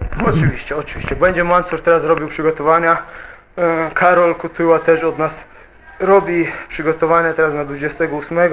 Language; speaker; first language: Polish; non-native, fluent; Chechen